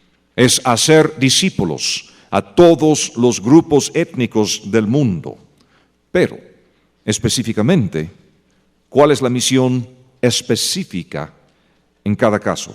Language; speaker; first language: Spanish; non-native, fluent; English